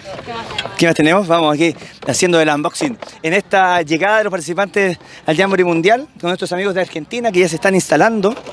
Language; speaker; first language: Spanish; native; Spanish